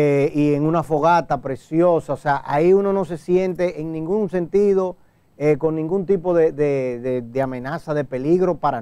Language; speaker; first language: Spanish; native; Spanish